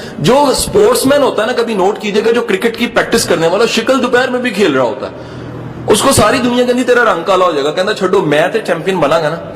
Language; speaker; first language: Urdu; non-native, local second language; Punjabi